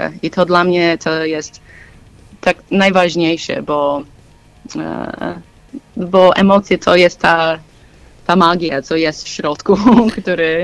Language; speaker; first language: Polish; non-native, learner; English